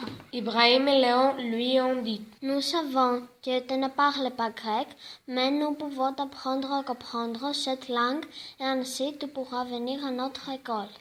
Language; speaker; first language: French; non-native, learner; Greek